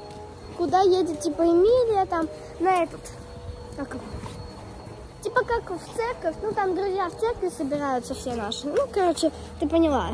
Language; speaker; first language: Russian; early bilingual, heritage; Russian